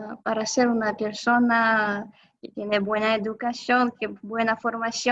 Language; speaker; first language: Spanish; non-native, fluent; Russian